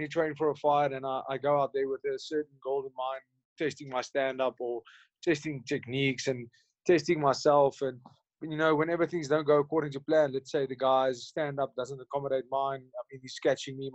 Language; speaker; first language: English; non-native, local second language; Afrikaans